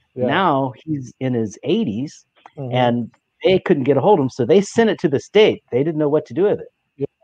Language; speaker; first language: English; native; English